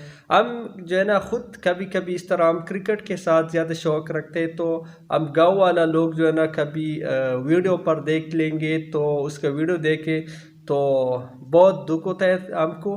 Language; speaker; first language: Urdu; non-native, local second language; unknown